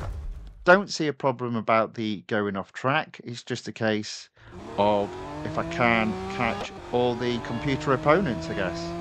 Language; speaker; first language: English; native; English